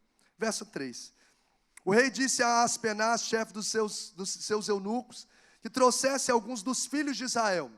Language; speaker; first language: Portuguese; native; Portuguese